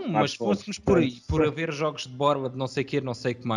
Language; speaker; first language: Portuguese; native; Portuguese